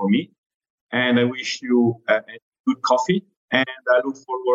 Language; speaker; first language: English; non-native, fluent; Italian